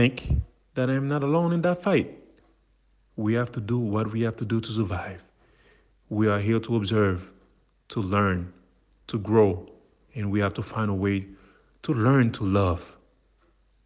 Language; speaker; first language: English; non-native, fluent; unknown